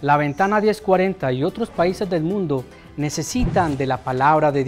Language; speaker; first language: Spanish; native; Spanish